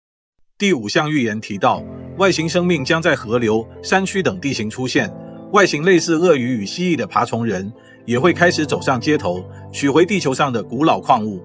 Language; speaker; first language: Chinese; native; Chinese